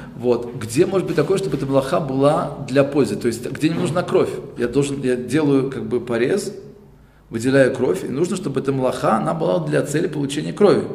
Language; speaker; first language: Russian; early bilingual, heritage; Russian